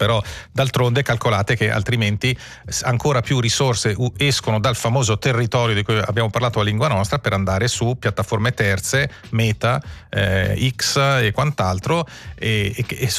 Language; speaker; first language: Italian; native; Italian